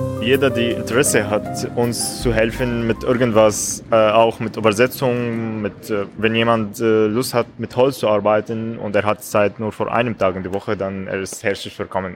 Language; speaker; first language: German; non-native, learner; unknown